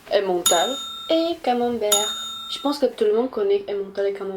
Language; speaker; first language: French; non-native, learner; Indonesian